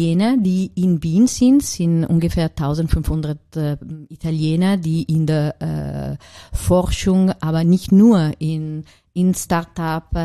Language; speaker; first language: German; non-native, learner; Italian